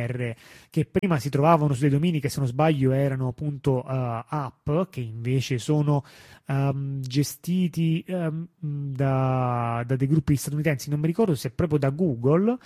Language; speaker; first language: Italian; native; Italian